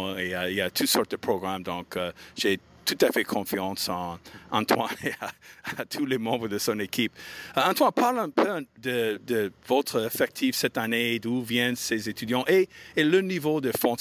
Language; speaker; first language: French; non-native, fluent; English